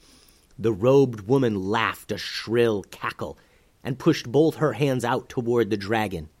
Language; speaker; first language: English; native; English